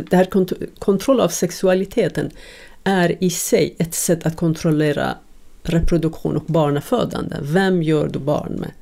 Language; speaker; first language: Swedish; non-native, fluent; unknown